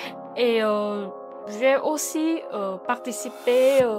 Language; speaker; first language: French; non-native, fluent; Vietnamese